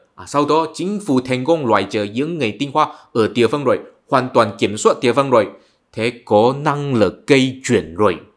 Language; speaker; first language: Vietnamese; non-native, fluent; Chinese